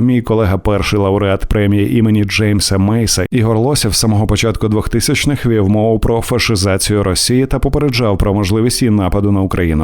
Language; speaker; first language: Ukrainian; native; Ukrainian